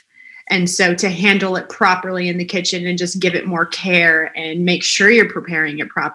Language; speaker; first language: English; native; English